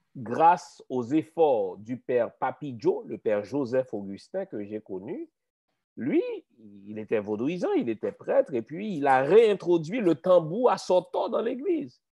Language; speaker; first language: French; native; French